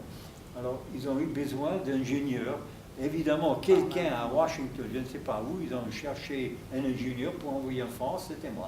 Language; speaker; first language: French; non-native, fluent; German